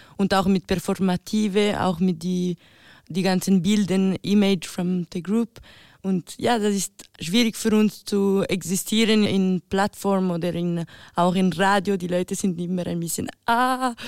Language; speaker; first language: German; non-native, local second language; French